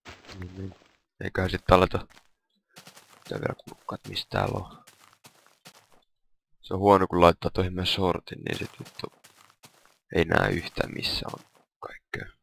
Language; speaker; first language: Finnish; native; Finnish